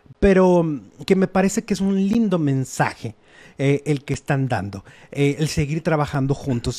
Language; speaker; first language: Spanish; native; Spanish